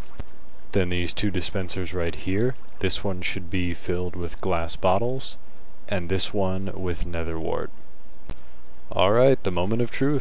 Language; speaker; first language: English; native; English